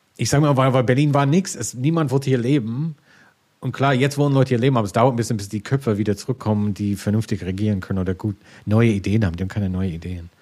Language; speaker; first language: German; non-native, fluent; English